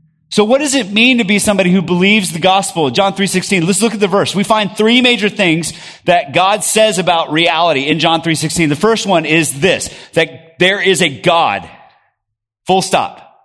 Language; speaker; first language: English; early bilingual, other home language; Spanish